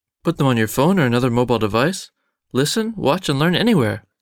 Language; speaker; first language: English; native; English